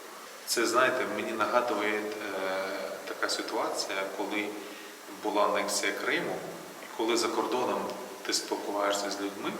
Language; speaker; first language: Ukrainian; non-native, local second language; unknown